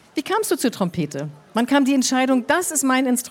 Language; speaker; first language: German; native; German